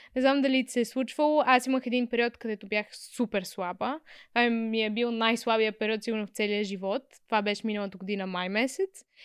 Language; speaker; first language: Bulgarian; native; Bulgarian